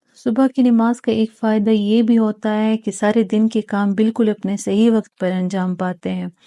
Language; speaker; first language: Urdu; non-native, local second language; Pashto